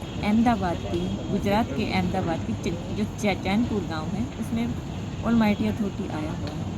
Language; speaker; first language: Hindi; native; Hindi